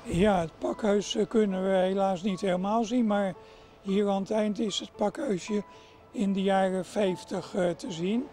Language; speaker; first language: Dutch; native; Dutch